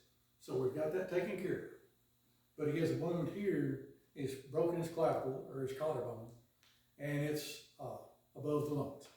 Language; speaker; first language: English; native; English